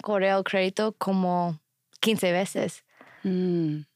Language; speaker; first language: Spanish; non-native, fluent; English